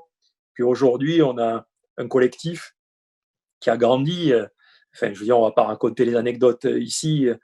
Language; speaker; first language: French; native; French